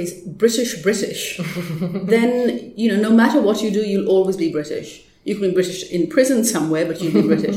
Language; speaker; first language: English; non-native, local second language; Urdu